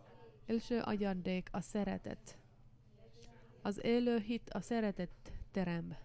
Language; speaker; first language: Hungarian; non-native, fluent; Finnish